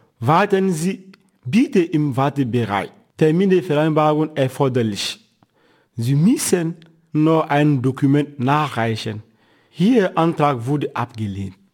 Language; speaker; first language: German; non-native, fluent; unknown